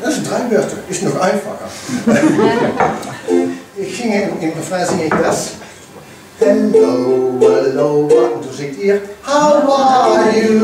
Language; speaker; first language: German; non-native, learner; English